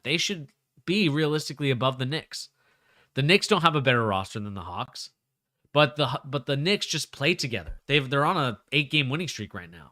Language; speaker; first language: English; native; English